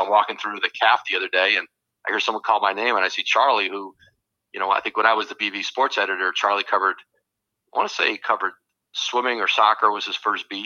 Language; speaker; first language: English; native; English